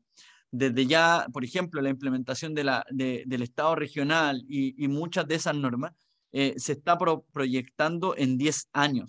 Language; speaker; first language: Spanish; native; Spanish